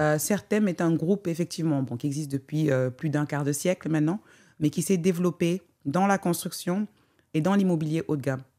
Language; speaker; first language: French; non-native, local second language; Wolof